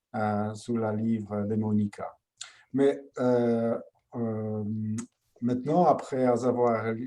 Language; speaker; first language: French; non-native, fluent; Polish